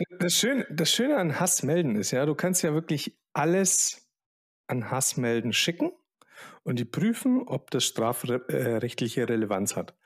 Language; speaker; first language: German; early bilingual, other home language; Polish